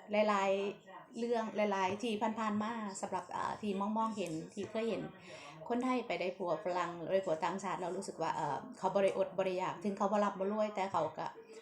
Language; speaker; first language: Thai; non-native, local second language; Northeastern Thai